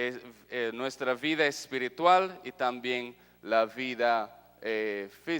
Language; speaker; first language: Spanish; non-native, fluent; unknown